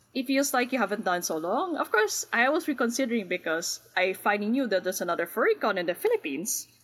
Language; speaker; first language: English; non-native, local second language; Filipino